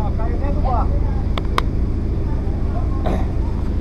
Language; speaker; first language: Portuguese; native; Portuguese